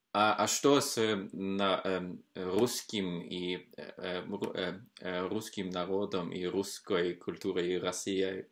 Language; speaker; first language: Russian; non-native, fluent; Norwegian